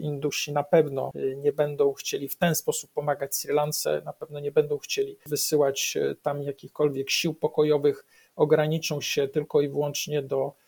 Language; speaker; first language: Polish; native; Polish